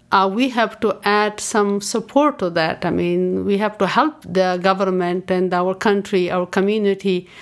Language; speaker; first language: English; non-native, fluent; Persian